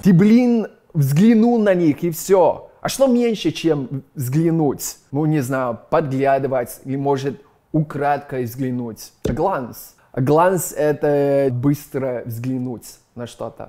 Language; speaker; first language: Russian; non-native, fluent; English